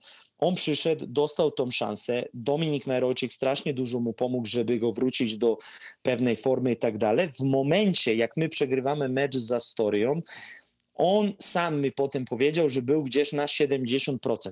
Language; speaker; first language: Polish; non-native, fluent; Serbian